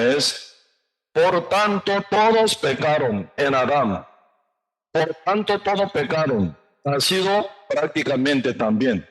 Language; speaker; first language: Spanish; non-native, learner; Korean